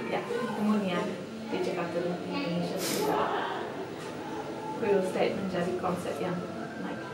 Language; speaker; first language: Indonesian; non-native, fluent; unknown